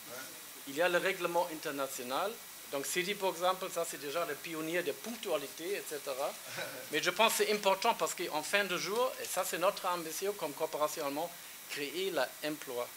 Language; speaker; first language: French; non-native, learner; German